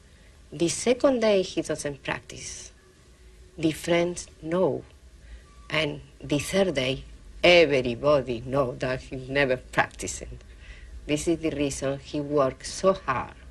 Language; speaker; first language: English; non-native, learner; Spanish